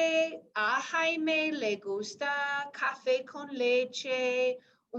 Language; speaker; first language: Spanish; non-native, fluent; English